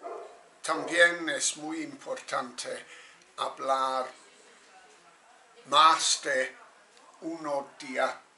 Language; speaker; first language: Spanish; non-native, learner; English